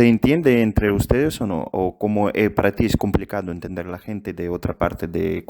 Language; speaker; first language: Spanish; non-native, fluent; Russian